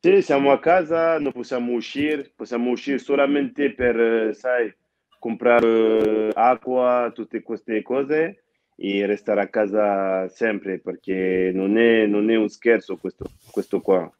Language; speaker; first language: Italian; non-native, fluent; French